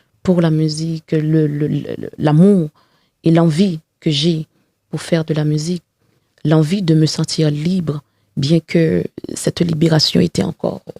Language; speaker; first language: French; non-native, local second language; Haitian Creole